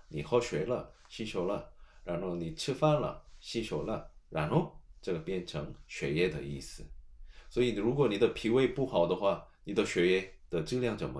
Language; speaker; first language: Chinese; non-native, learner; Korean